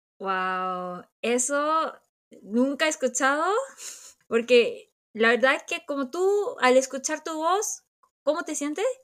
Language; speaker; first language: Spanish; non-native, fluent; Korean